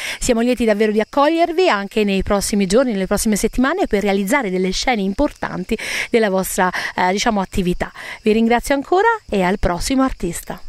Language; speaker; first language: Italian; native; Italian